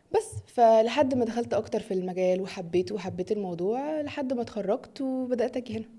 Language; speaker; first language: Egyptian Arabic; early bilingual, heritage; Arabic